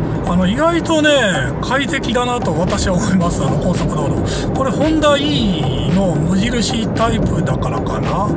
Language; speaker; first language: Japanese; native; Japanese